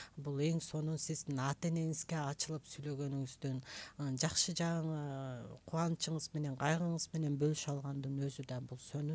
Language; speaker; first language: Kyrgyz; native; Kyrgyz